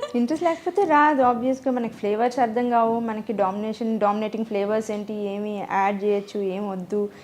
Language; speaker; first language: Telugu; native; Telugu